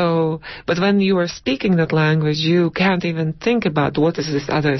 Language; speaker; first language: English; non-native, fluent; Latvian